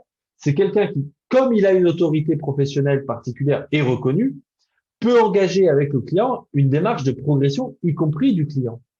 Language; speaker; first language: French; native; French